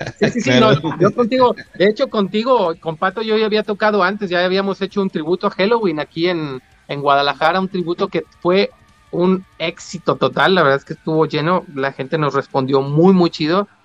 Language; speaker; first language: Spanish; native; Spanish